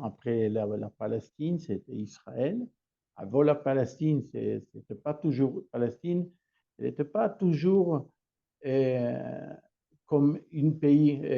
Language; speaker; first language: French; non-native, learner; Hebrew